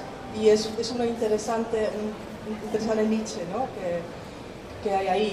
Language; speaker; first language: Spanish; non-native, fluent; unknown